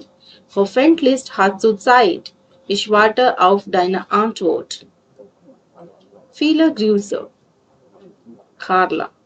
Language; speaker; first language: German; non-native, learner; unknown